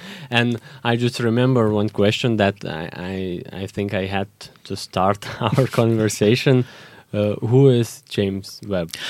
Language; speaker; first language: English; non-native, fluent; Lithuanian